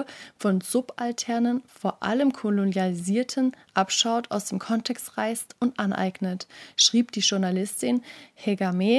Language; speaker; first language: German; native; German